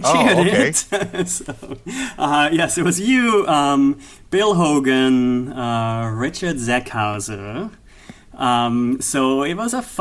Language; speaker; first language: English; non-native, fluent; German